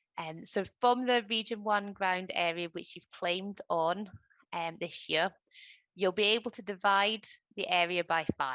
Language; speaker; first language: English; native; English